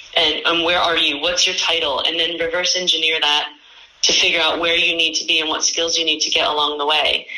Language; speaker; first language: English; native; English